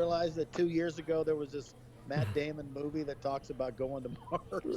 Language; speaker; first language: English; native; English